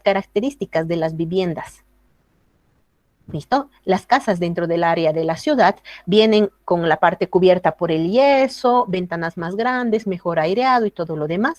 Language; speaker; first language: Spanish; native; Spanish